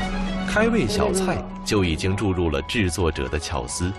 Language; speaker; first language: Chinese; native; Chinese